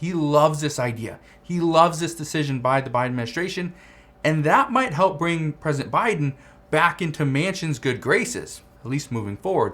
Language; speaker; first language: English; native; English